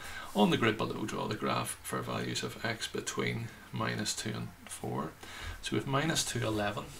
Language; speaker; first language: English; native; English